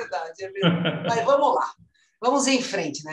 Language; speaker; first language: Portuguese; native; Portuguese